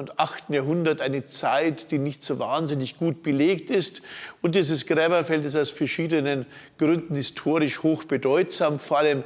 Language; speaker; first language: German; native; German